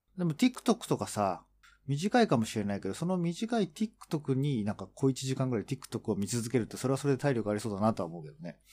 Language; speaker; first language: Japanese; native; Japanese